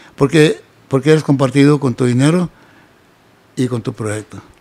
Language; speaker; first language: Spanish; native; Spanish